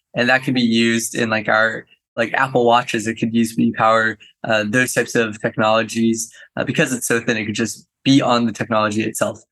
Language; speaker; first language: English; native; English